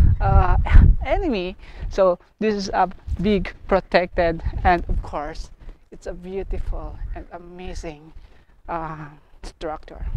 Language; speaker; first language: English; non-native, learner; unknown